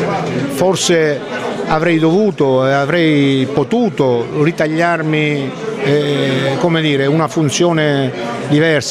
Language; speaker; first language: Italian; native; Italian